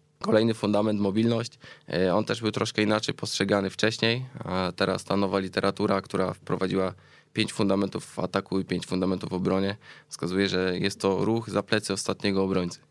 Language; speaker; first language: Polish; native; Polish